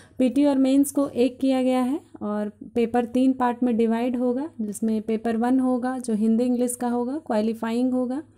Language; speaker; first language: Hindi; native; Hindi